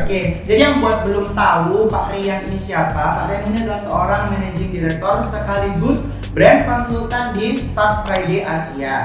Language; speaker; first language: Indonesian; native; Indonesian